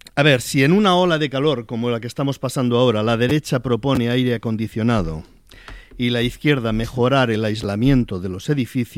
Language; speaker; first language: Spanish; native; Spanish